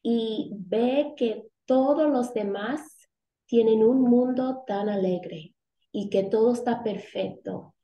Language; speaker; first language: Spanish; early bilingual, heritage; Spanish